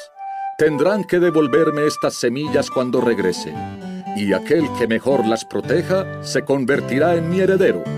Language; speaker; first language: Spanish; native; Spanish